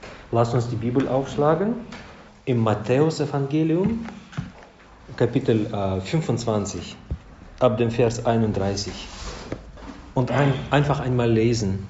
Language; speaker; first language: German; non-native, fluent; Russian